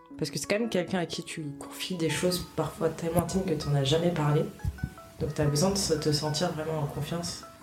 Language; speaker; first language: French; early bilingual, other home language; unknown